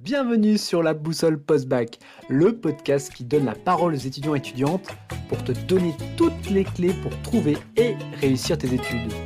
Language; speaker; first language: French; native; French